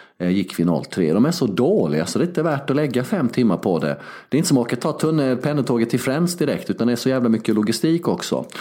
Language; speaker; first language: Swedish; early bilingual, other home language; Serbian